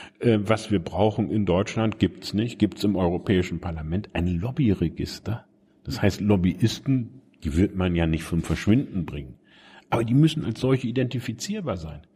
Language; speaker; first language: German; native; German